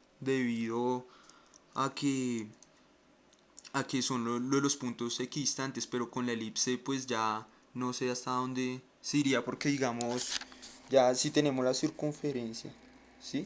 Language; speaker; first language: Spanish; native; Spanish